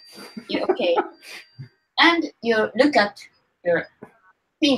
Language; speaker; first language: English; non-native, learner; Japanese